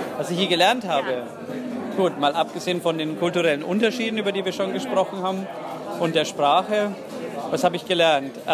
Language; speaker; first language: German; native; German